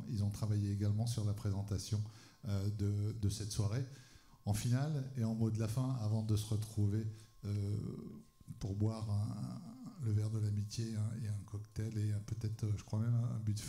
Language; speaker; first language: French; native; French